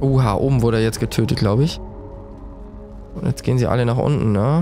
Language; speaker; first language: German; native; German